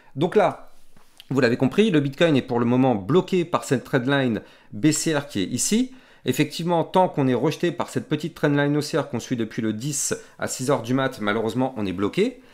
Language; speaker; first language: French; native; French